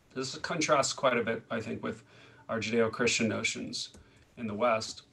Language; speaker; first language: English; native; English